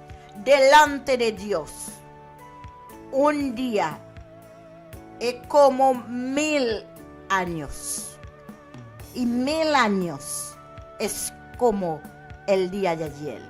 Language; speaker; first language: Spanish; non-native, learner; Haitian Creole